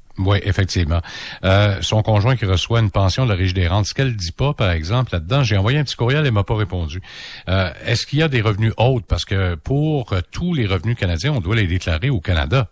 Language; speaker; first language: French; native; French